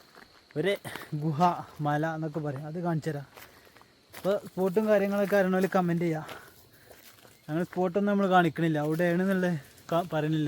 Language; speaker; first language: Malayalam; native; Malayalam